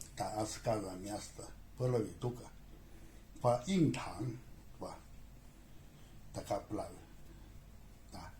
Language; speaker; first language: Bulgarian; non-native, learner; Chinese